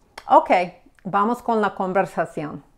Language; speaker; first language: Spanish; non-native, fluent; English